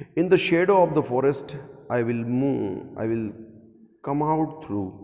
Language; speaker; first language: English; non-native, local second language; Gujarati